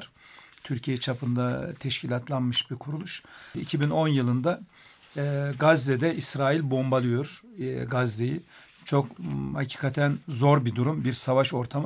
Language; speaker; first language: Turkish; native; Turkish